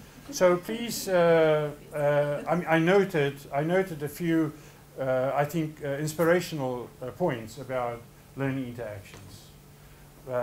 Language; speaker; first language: English; non-native, local second language; Afrikaans